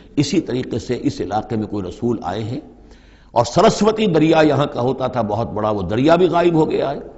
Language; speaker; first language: Urdu; native; Urdu